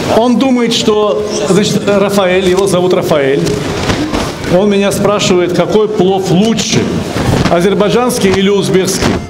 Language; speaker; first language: Russian; native; Russian